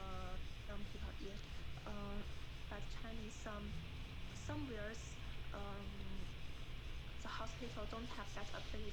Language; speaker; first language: English; non-native, learner; Chinese